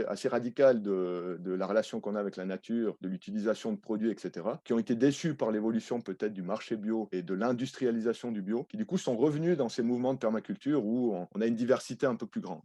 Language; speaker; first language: French; native; French